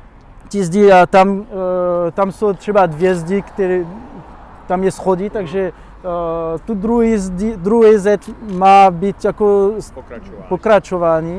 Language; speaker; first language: Czech; non-native, fluent; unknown